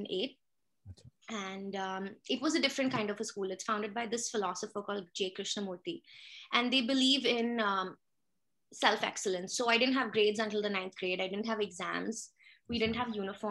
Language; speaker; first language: English; non-native, local second language; Hindi